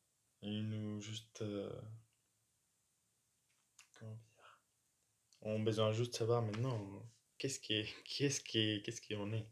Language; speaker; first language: French; non-native, fluent; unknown